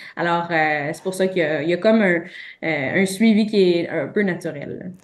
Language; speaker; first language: French; native; French